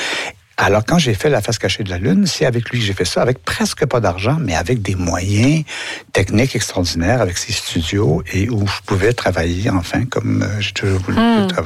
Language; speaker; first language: French; native; French